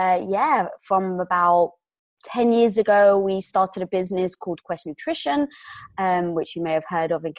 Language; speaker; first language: English; native; English